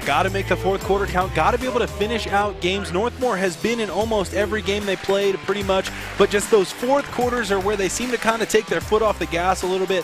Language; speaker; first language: English; native; English